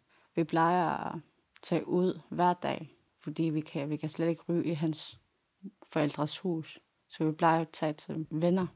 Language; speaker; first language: Danish; non-native, local second language; Kalaallisut